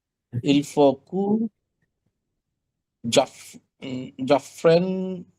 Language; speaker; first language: French; non-native, learner; Bangla